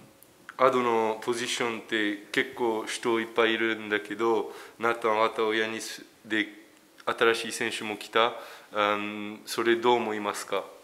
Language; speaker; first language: Japanese; early bilingual, heritage; French